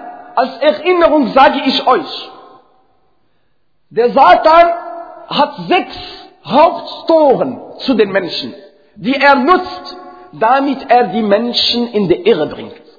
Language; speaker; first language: German; non-native, fluent; Arabic